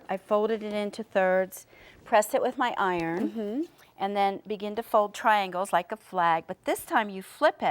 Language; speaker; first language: English; native; English